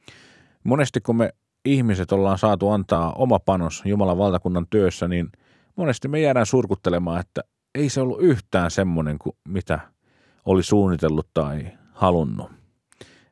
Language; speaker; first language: Finnish; native; Finnish